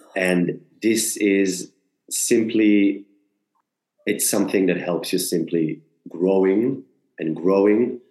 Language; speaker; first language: English; non-native, fluent; Hebrew